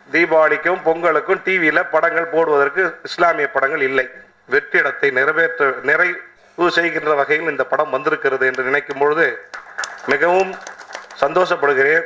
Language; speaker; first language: Tamil; native; Tamil